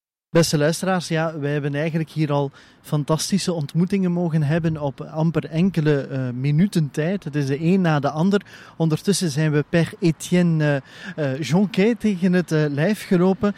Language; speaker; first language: Dutch; native; Dutch